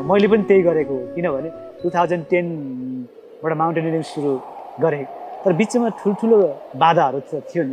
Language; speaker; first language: Nepali; non-native, local second language; Sherpa